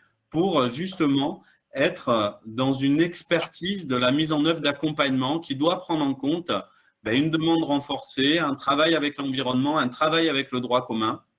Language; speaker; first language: French; native; French